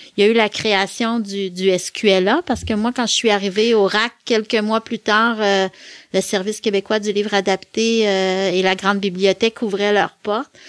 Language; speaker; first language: French; native; French